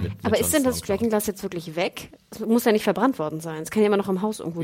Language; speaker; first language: German; native; German